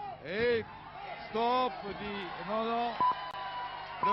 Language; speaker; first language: French; native; French